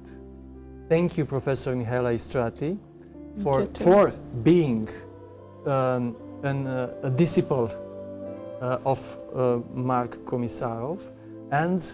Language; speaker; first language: English; non-native, fluent; Romanian